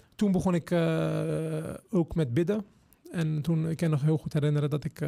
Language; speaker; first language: Dutch; early bilingual, other home language; Turkish